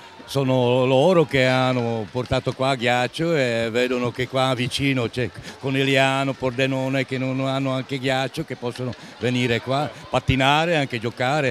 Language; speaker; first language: Italian; non-native, learner; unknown